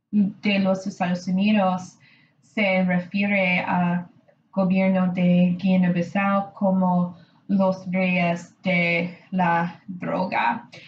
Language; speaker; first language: Spanish; non-native, learner; English